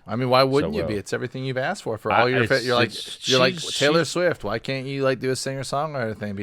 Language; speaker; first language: English; native; English